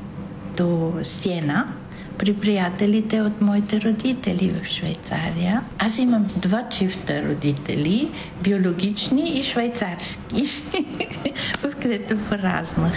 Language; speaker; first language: Bulgarian; non-native, fluent; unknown